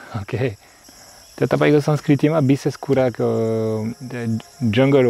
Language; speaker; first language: Nepali; non-native, learner; French